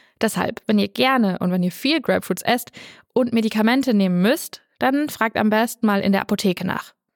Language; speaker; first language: German; native; German